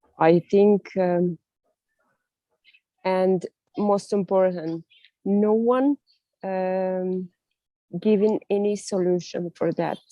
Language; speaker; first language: English; non-native, learner; Russian